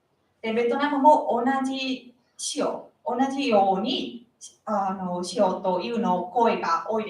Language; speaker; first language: Japanese; non-native, learner; Vietnamese